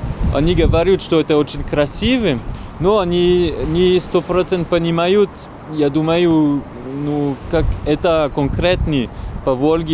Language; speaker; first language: Russian; non-native, learner; French